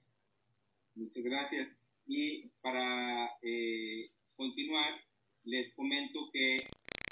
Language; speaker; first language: Spanish; native; Spanish